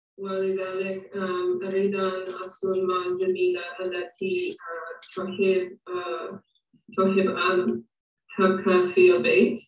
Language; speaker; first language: Arabic; non-native, learner; English